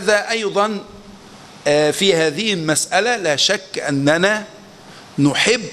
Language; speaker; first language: Arabic; native; Arabic